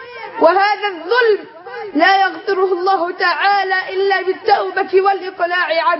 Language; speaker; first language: Arabic; native; Arabic